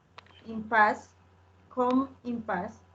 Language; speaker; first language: English; non-native, learner; Spanish